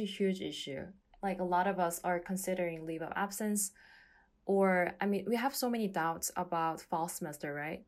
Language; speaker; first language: English; non-native, fluent; Korean